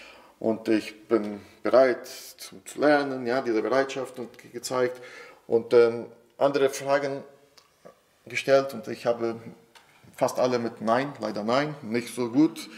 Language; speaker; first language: German; non-native, fluent; Portuguese